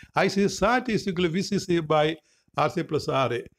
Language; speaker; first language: English; non-native, local second language; Malayalam